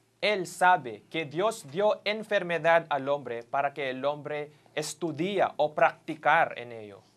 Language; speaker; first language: Spanish; non-native, fluent; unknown